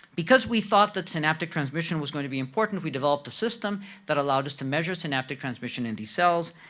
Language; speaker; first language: English; non-native, fluent; Spanish